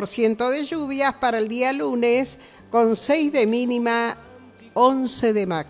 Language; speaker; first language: Spanish; native; Spanish